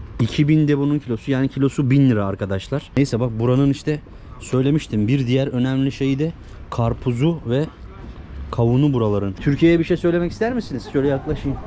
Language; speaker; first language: Turkish; native; Turkish